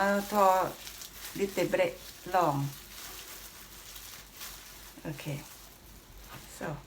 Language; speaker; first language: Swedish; non-native, learner; Thai